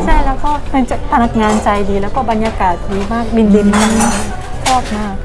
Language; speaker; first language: Thai; non-native, fluent; Japanese